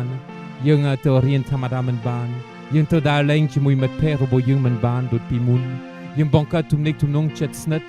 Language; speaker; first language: Khmer; non-native, fluent; French